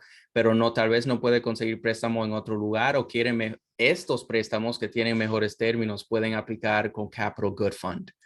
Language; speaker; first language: Spanish; non-native, fluent; English